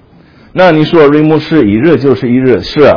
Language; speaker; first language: Chinese; non-native, fluent; English